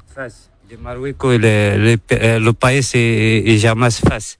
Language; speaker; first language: Spanish; non-native, learner; Arabic